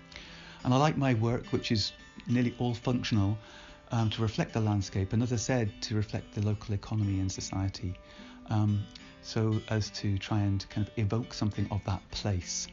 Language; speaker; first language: English; native; English